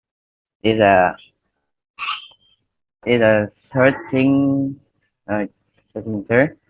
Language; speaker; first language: English; non-native, learner; Vietnamese